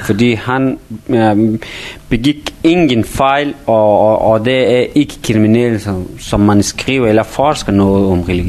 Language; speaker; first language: Danish; non-native, fluent; Persian